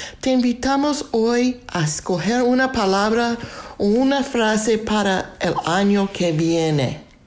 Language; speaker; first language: Spanish; non-native, fluent; English